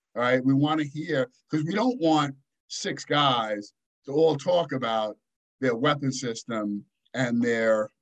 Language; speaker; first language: English; native; English